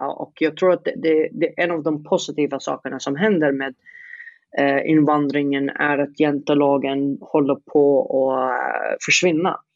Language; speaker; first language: Swedish; non-native, fluent; Arabic